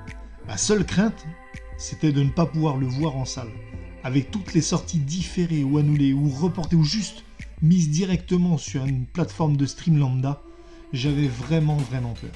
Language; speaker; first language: French; native; French